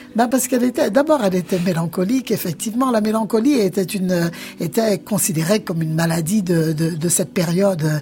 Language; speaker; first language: French; native; French